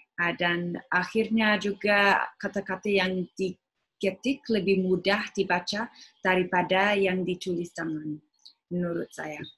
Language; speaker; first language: Indonesian; non-native, fluent; English